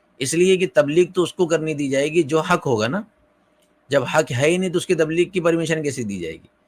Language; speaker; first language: Urdu; native; Urdu